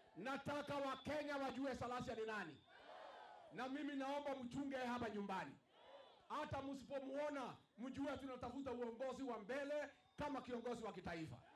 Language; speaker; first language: Swahili; non-native, local second language; Kikuyu